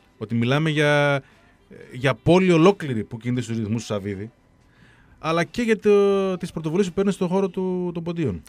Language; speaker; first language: Greek; native; Greek